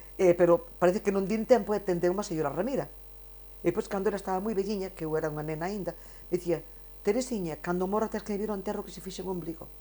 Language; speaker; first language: Galician; non-native, local second language; Spanish